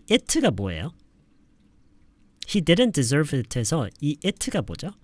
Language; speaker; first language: Korean; native; Korean